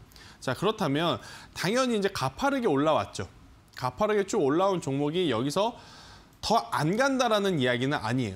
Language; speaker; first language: Korean; native; Korean